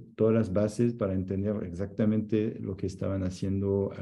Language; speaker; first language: Spanish; non-native, fluent; French